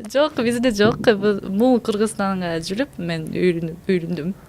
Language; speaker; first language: Kyrgyz; non-native, learner; Japanese